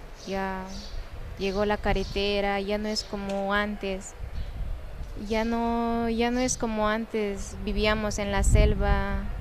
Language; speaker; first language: Spanish; non-native, local second language; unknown